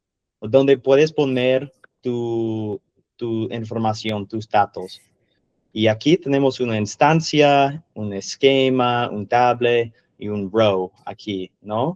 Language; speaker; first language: Spanish; non-native, learner; English